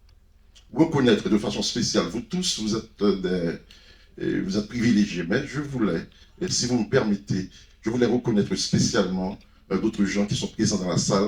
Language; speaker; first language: French; non-native, local second language; Haitian Creole